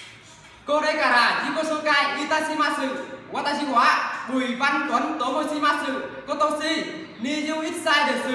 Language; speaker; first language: Japanese; non-native, learner; Vietnamese